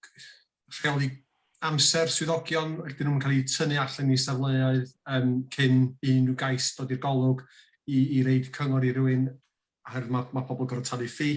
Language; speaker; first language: Welsh; native; Welsh